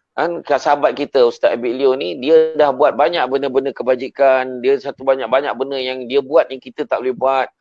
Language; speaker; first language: Malay; native; Malay